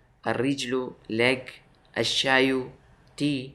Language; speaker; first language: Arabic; non-native, fluent; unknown